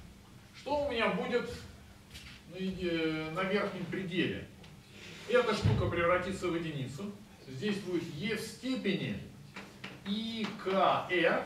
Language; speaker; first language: Russian; native; Russian